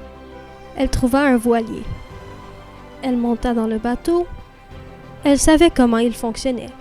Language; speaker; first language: French; native; French